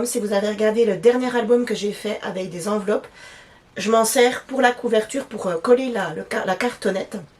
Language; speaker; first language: French; native; French